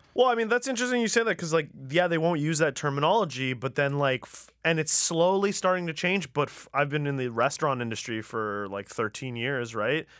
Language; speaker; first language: English; early bilingual, other home language; Persian